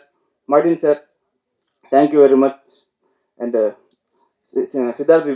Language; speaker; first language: Tamil; non-native, learner; Telugu